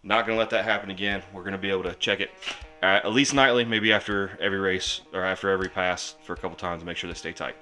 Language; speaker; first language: English; native; English